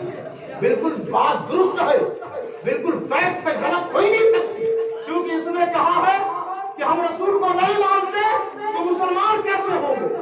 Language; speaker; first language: Urdu; native; Urdu